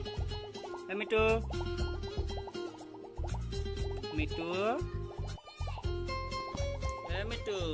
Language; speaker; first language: Hindi; non-native, local second language; Assamese